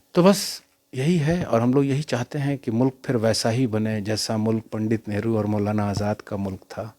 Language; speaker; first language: Hindi; native; Hindi